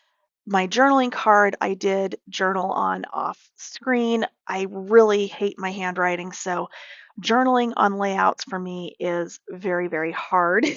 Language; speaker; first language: English; native; English